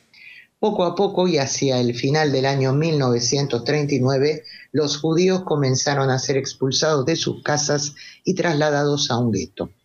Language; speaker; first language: Spanish; native; Spanish